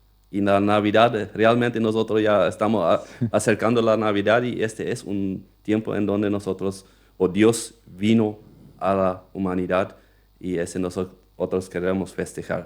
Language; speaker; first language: Spanish; non-native, local second language; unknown